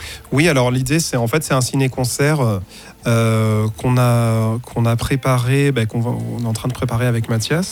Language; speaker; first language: French; native; French